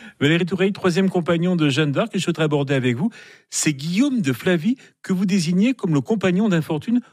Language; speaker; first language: French; native; French